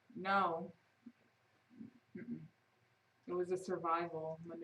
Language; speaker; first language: English; native; English